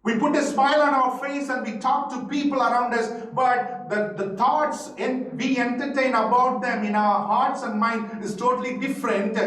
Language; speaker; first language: English; non-native, local second language; Tamil